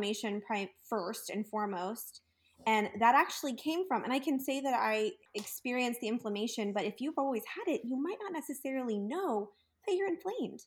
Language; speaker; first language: English; native; English